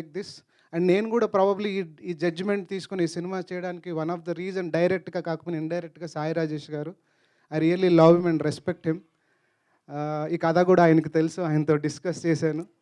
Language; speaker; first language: Telugu; native; Telugu